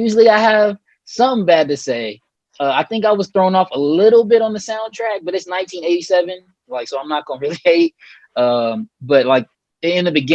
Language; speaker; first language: English; native; English